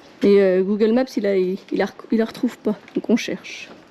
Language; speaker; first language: French; native; French